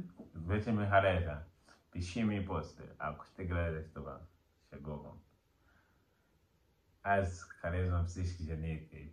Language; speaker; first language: Bulgarian; non-native, learner; Portuguese